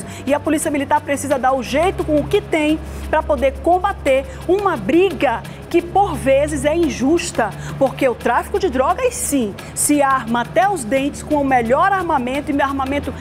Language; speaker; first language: Portuguese; native; Portuguese